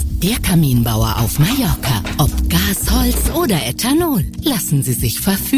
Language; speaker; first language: German; native; German